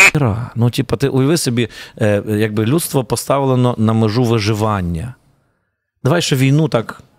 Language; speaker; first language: Ukrainian; native; Ukrainian